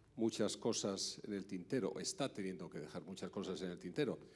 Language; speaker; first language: Spanish; native; Spanish